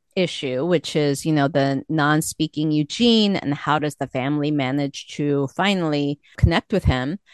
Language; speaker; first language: English; early bilingual, other home language; Korean